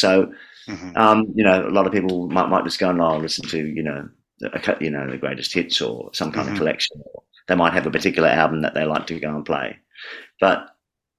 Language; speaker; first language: English; native; English